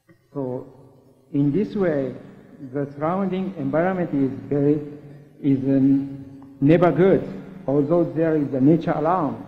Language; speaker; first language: English; non-native, learner; Japanese